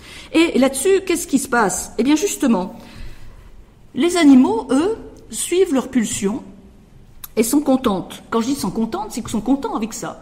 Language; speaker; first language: French; native; French